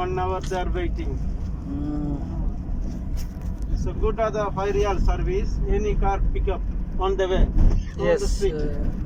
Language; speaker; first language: English; non-native, learner; Malayalam